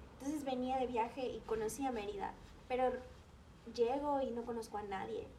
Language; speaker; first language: Spanish; native; Spanish